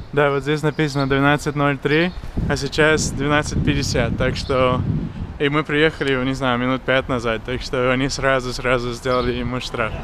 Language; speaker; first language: Russian; non-native, fluent; English